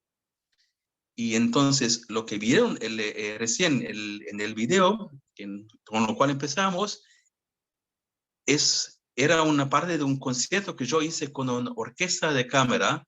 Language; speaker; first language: Spanish; non-native, fluent; Hebrew